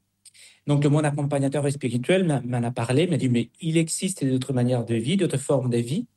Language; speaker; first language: French; non-native, fluent; Spanish